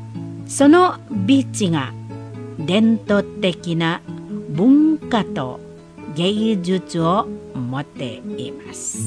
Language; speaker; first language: Japanese; non-native, learner; Indonesian